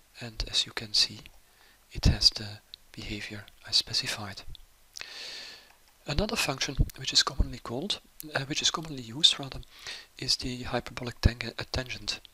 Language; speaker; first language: English; non-native, fluent; Dutch